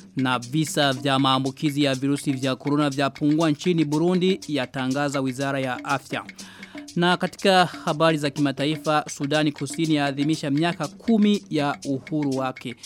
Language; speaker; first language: Swahili; non-native, local second language; Rundi